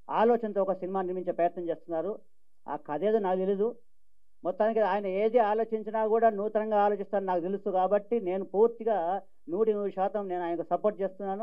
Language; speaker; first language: Telugu; native; Telugu